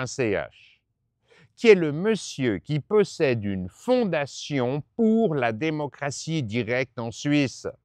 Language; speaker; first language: French; native; French